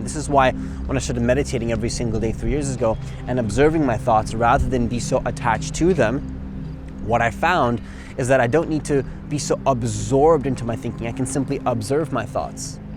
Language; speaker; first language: English; native; English